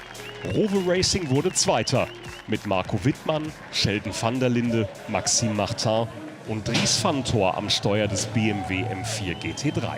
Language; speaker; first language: German; native; German